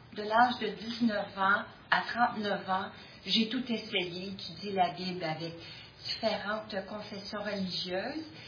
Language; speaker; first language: French; native; French